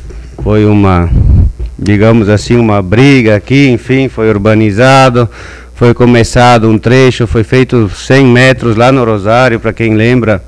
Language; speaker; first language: Portuguese; native; Portuguese